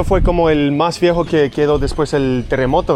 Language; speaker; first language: Spanish; non-native, learner; English